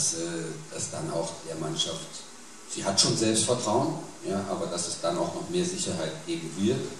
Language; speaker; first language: German; native; German